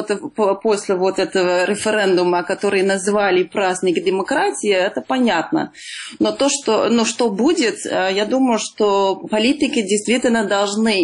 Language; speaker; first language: Russian; non-native, fluent; Dutch